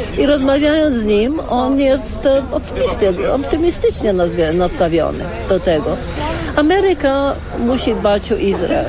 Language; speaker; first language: Polish; early bilingual, heritage; Polish